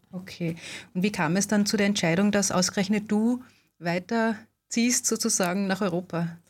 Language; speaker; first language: German; native; German